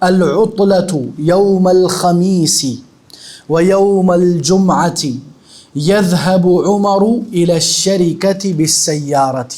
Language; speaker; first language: Arabic; non-native, fluent; Urdu